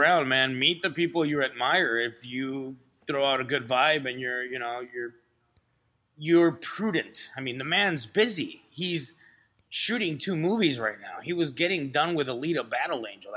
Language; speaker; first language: English; early bilingual, other home language; Spanish